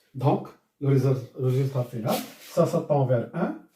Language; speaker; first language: French; non-native, local second language; Arabic